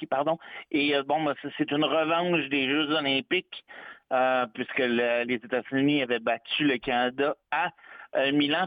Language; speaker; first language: French; native; French